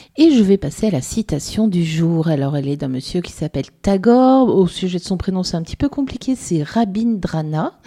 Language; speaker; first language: French; native; French